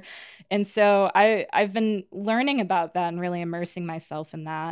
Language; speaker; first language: English; native; English